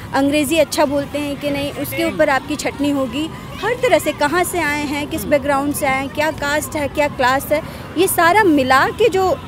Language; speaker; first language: Hindi; native; Hindi